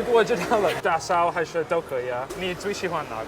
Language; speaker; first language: Chinese; non-native, learner; English